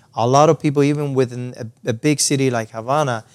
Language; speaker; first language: English; non-native, fluent; Spanish